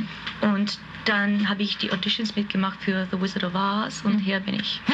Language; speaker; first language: German; non-native, fluent; Hungarian